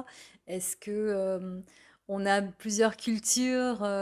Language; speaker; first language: French; native; French